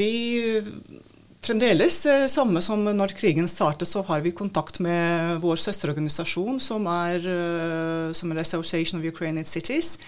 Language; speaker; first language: Norwegian; non-native, fluent; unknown